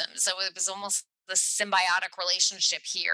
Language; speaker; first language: English; native; English